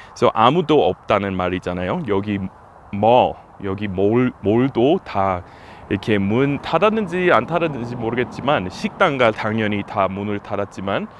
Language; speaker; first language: Korean; non-native, fluent; English